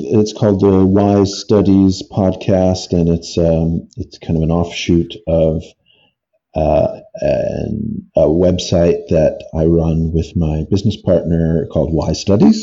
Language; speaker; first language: English; native; English